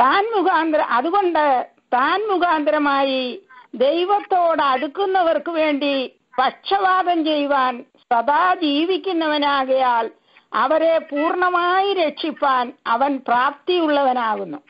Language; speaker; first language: Malayalam; native; Malayalam